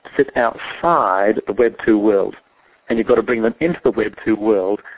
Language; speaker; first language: English; native; English